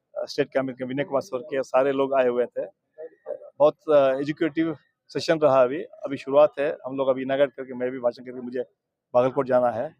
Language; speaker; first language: Hindi; non-native, local second language; Kannada